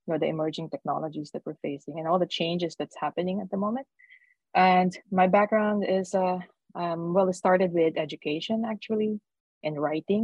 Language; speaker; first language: English; non-native, local second language; Filipino